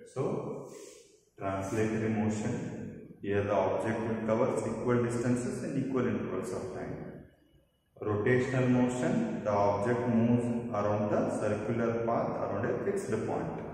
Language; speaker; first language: English; non-native, local second language; Kannada